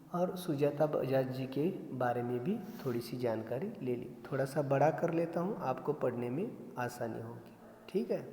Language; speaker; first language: Hindi; non-native, local second language; Marathi